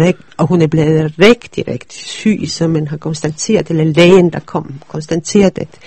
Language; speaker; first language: Danish; early bilingual, other home language; Polish